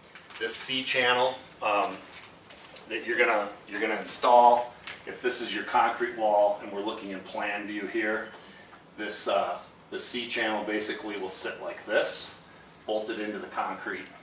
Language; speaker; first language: English; native; English